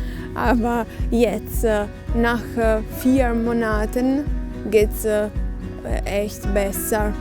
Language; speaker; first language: German; non-native, learner; Italian